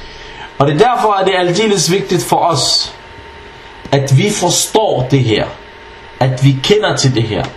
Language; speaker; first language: Danish; non-native, fluent; Arabic